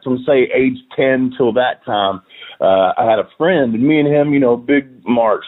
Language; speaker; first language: English; native; English